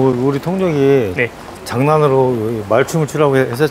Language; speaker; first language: Korean; native; Korean